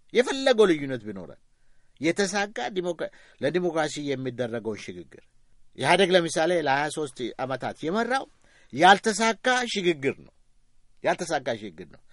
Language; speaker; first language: Amharic; non-native, local second language; Oromo